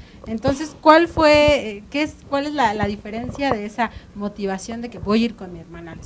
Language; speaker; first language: Spanish; native; Spanish